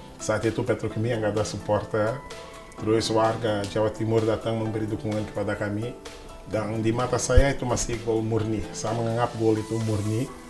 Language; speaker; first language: Indonesian; non-native, fluent; Portuguese